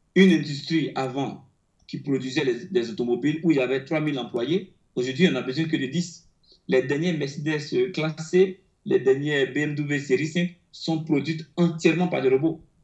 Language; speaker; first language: French; non-native, local second language; Akan